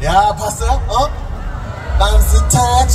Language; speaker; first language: Korean; non-native, learner; English